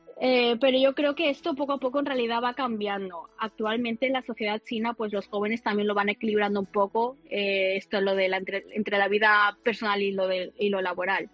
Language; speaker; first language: Spanish; early bilingual, other home language; Wu Chinese